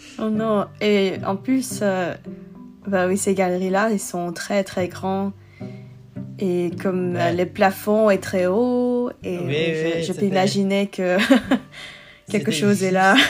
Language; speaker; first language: French; non-native, learner; English